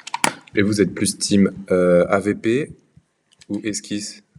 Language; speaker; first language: French; native; French